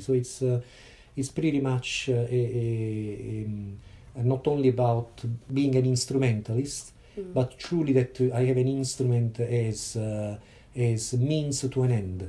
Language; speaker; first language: English; non-native, fluent; Italian